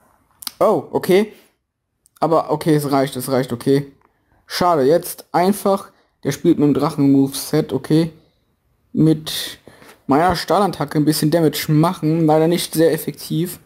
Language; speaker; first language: German; native; German